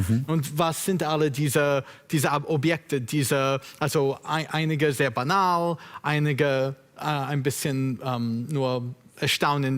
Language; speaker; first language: German; non-native, fluent; English